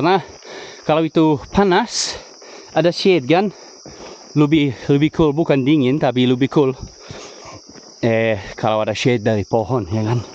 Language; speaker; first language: Indonesian; non-native, fluent; English